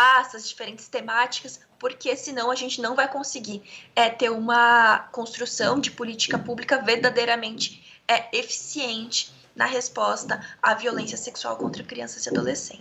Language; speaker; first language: Portuguese; native; Portuguese